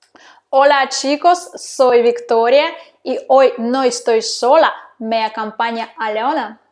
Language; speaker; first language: Spanish; non-native, fluent; Russian